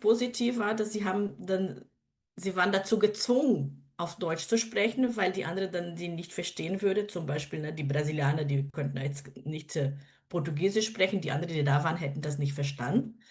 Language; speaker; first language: German; non-native, fluent; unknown